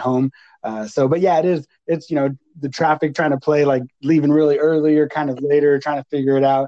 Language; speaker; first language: English; native; English